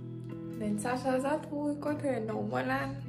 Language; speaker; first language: Vietnamese; non-native, learner; Russian